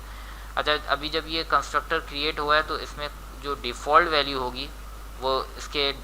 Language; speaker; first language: Hindi; native; Hindi